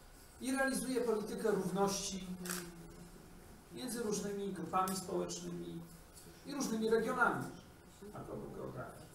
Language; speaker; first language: Polish; native; Polish